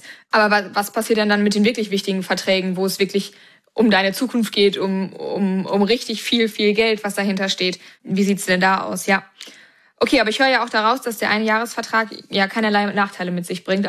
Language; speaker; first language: German; native; German